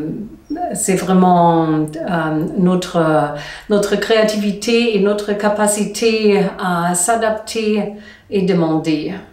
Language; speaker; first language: French; non-native, learner; German